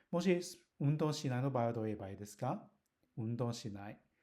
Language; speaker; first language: Japanese; non-native, learner; Cantonese